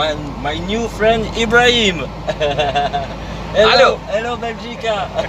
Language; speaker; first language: English; non-native, learner; French